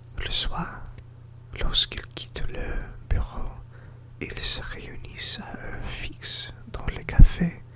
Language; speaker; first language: French; non-native, learner; English